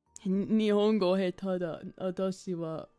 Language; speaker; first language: Japanese; non-native, learner; English